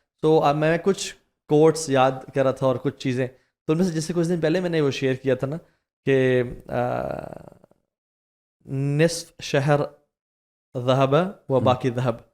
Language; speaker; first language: Urdu; native; Urdu